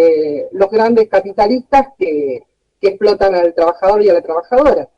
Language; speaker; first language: Spanish; native; Spanish